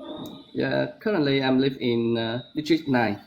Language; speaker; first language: English; non-native, learner; Vietnamese